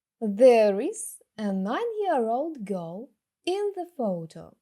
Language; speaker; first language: English; non-native, fluent; Ukrainian